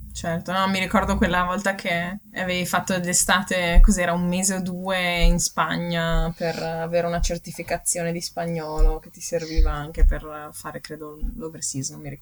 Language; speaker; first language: Italian; native; Italian